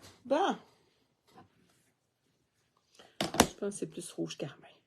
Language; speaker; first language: French; native; French